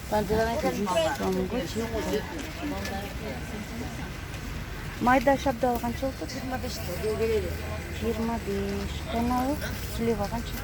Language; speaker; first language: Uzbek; non-native, local second language; Kyrgyz